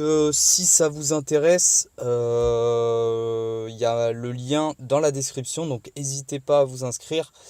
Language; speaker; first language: French; native; French